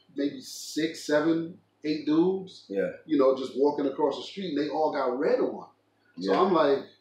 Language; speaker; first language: English; native; English